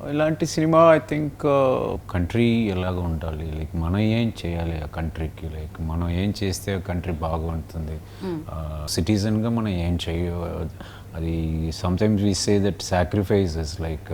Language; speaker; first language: Telugu; non-native, learner; Tamil